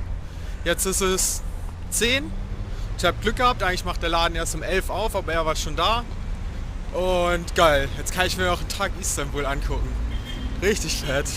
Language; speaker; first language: German; native; German